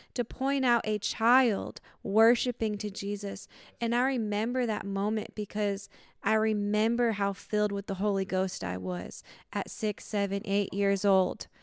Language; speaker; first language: English; native; English